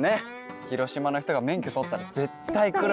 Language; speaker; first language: Japanese; native; Japanese